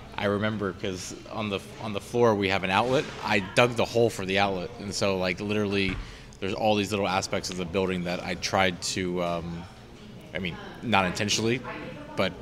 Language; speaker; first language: English; native; English